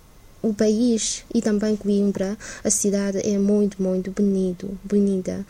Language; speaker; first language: Portuguese; non-native, learner; Chinese